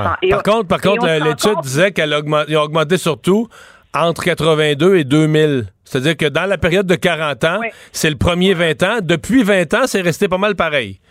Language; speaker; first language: French; native; French